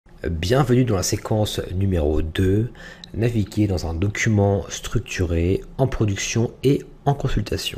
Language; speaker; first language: French; native; French